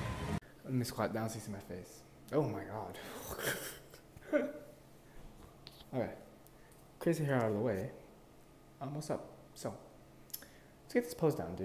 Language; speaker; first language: English; native; English